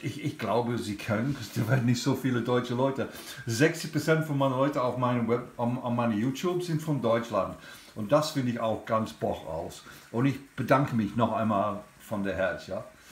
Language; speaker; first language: German; non-native, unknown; English